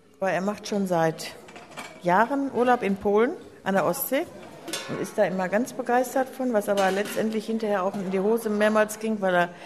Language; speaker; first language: German; native; German